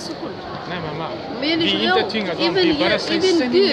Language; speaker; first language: Swedish; non-native, learner; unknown